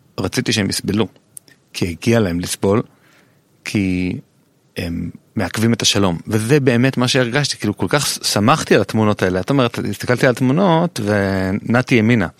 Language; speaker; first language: Hebrew; native; Hebrew